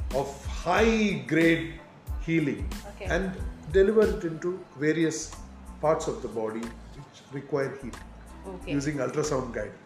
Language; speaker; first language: English; non-native, local second language; Tamil